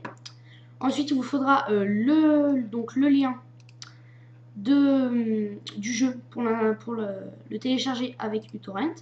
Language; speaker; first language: French; native; French